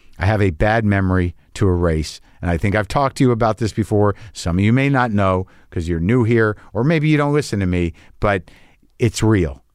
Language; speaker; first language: English; native; English